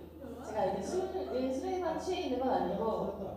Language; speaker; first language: Korean; native; Korean